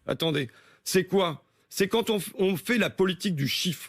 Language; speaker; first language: French; native; French